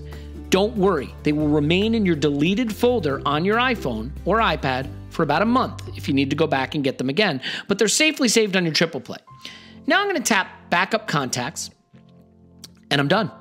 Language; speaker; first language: English; native; English